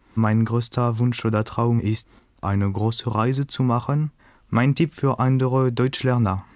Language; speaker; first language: German; non-native, fluent; French